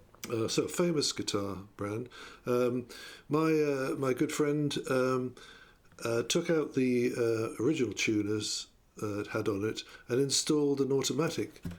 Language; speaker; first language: English; native; English